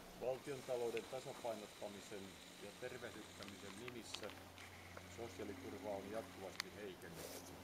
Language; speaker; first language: Finnish; native; Finnish